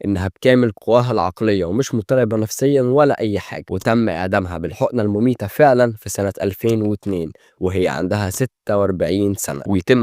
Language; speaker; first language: Arabic; native; Arabic